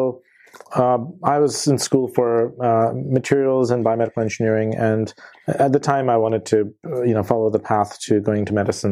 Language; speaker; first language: English; native; English